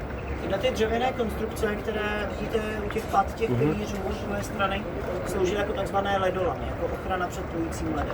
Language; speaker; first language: Czech; native; Czech